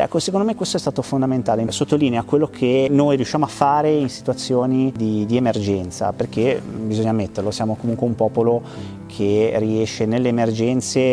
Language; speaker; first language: Italian; native; Italian